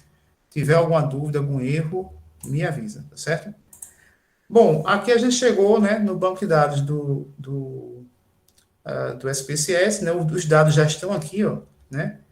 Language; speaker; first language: Portuguese; native; Portuguese